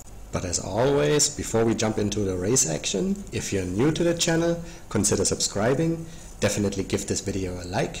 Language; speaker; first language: English; non-native, fluent; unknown